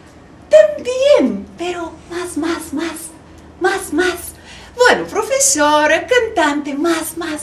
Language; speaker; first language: Spanish; non-native, fluent; Bulgarian